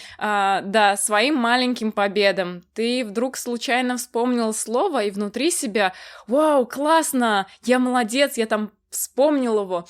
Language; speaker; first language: Russian; native; Russian